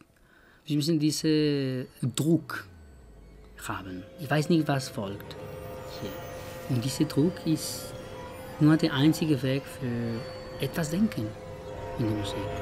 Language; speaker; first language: German; non-native, fluent; Spanish